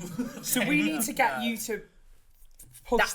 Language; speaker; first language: English; native; English